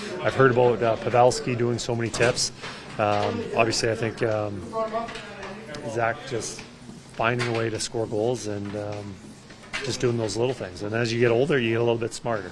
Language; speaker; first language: English; native; English